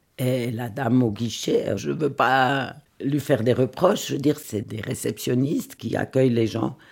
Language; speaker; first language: French; non-native, fluent; Swiss German